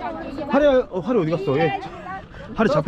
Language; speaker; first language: Korean; native; Korean